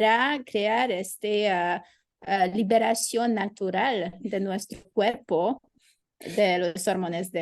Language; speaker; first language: Spanish; non-native, fluent; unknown